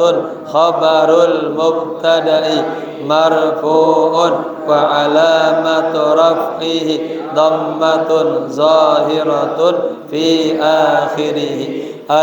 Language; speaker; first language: Arabic; non-native, fluent; Indonesian